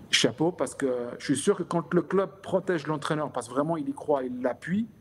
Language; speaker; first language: French; native; French